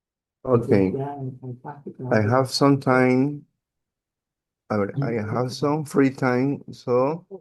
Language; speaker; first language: English; non-native, learner; Spanish